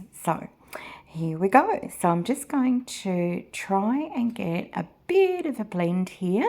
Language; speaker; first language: English; native; English